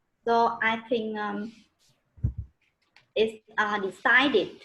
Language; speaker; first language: English; non-native, learner; Vietnamese